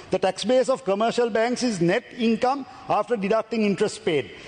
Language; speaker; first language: English; non-native, local second language; Sinhala